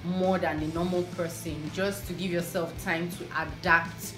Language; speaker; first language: English; non-native, local second language; Igbo